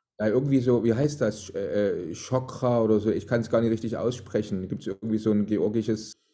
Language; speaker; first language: German; native; German